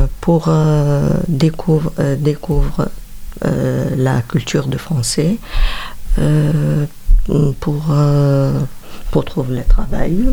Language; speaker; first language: French; non-native, learner; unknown